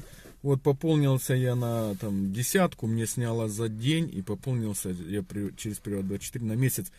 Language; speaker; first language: Russian; native; Russian